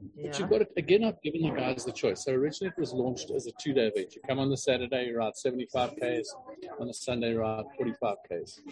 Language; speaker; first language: English; native; English